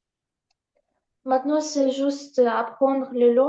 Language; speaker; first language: French; non-native, learner; Ukrainian